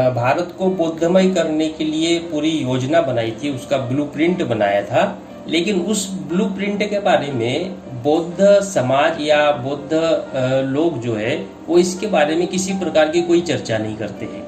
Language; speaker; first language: Hindi; non-native, local second language; Marathi